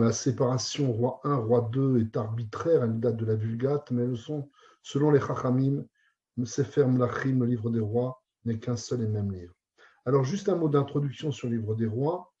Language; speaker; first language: French; native; French